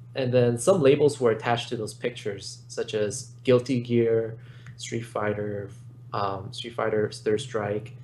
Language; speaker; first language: English; native; English